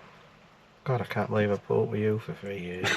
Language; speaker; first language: English; native; English